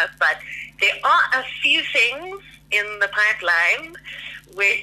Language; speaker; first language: English; native; English